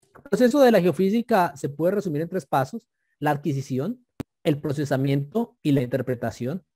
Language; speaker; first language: Spanish; native; Spanish